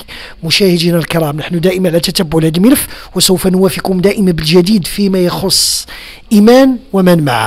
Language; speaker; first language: Arabic; native; Arabic